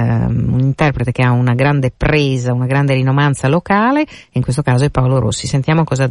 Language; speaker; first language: Italian; native; Italian